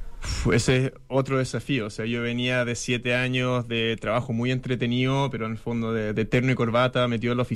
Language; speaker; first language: Spanish; native; Spanish